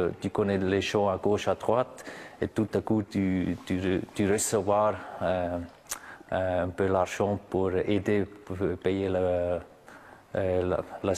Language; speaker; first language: French; non-native, local second language; German